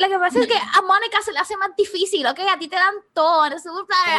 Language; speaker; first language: Spanish; early bilingual, heritage; Spanish